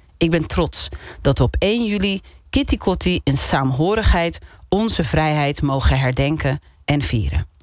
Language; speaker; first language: Dutch; non-native, local second language; Papiamento